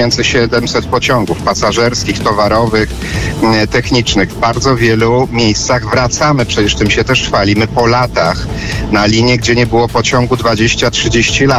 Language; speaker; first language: Polish; native; Polish